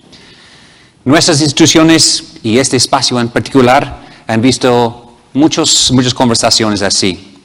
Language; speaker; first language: Spanish; non-native, fluent; English